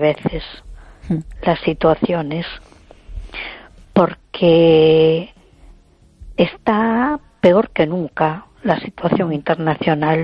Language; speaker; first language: Spanish; native; Spanish